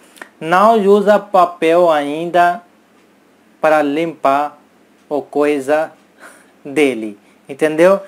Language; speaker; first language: Portuguese; non-native, learner; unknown